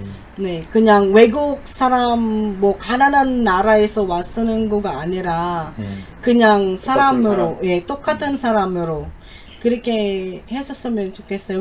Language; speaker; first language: Korean; non-native, learner; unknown